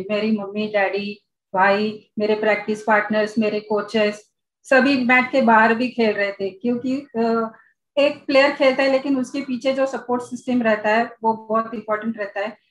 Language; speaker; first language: Hindi; non-native, local second language; Marathi